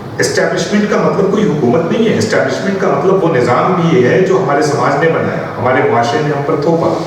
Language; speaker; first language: Urdu; native; Urdu